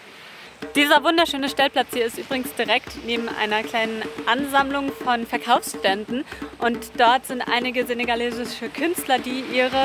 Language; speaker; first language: German; native; German